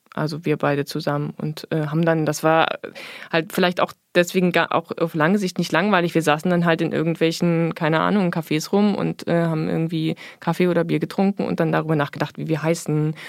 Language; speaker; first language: German; native; German